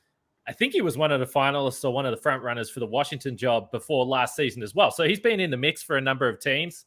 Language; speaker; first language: English; native; English